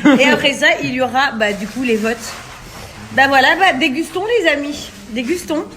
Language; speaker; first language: French; native; French